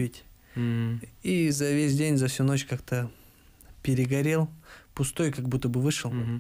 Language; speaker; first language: Russian; native; Russian